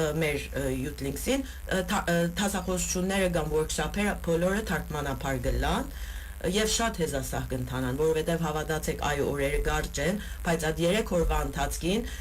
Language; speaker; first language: Armenian; early bilingual, heritage; Armenian